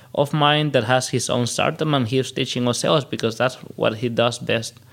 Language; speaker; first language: English; non-native, fluent; Spanish